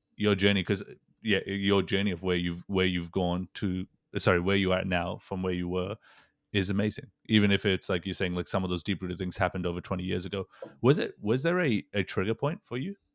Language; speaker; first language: English; early bilingual, other home language; Urdu